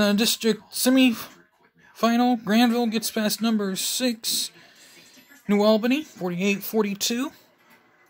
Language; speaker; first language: English; native; English